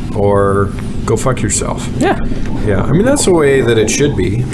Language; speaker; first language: English; native; English